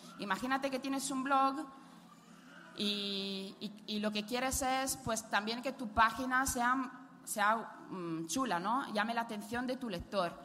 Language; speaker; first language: Spanish; non-native, fluent; Italian